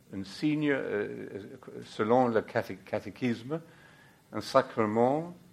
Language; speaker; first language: French; non-native, fluent; English